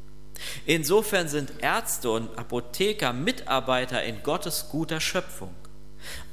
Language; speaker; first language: German; native; German